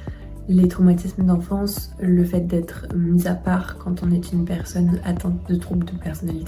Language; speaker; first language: French; native; French